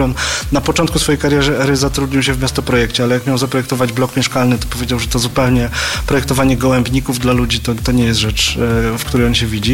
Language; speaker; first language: Polish; native; Polish